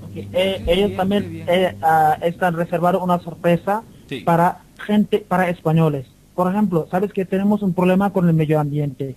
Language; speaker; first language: Spanish; non-native, learner; Wolof